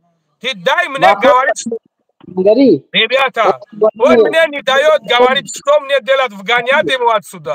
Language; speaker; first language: Russian; non-native, learner; Tajik